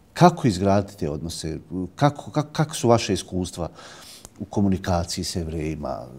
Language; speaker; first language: Bosnian; native; Bosnian